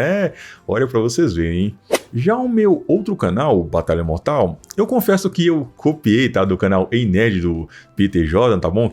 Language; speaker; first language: Portuguese; native; Portuguese